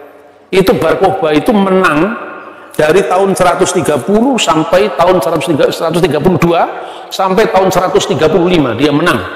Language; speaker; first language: Indonesian; native; Indonesian